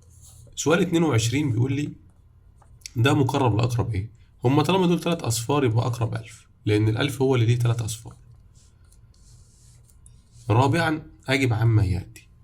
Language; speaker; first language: Arabic; native; Arabic